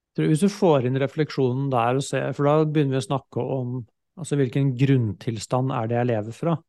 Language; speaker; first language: Norwegian; native; Norwegian